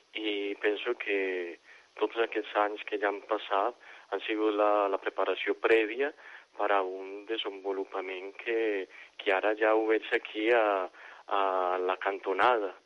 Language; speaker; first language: Catalan; non-native, fluent; Spanish